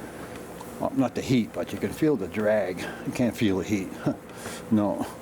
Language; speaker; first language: English; native; English